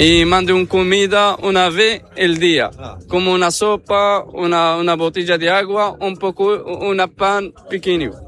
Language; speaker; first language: Spanish; non-native, learner; Arabic